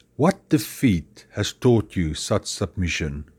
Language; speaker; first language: English; non-native, local second language; Afrikaans